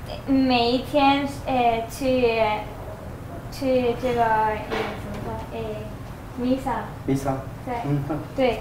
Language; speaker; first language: Chinese; early bilingual, other home language; Spanish